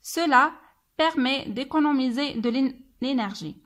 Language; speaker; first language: French; non-native, local second language; Arabic